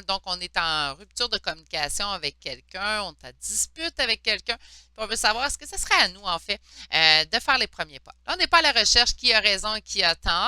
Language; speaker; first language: French; native; French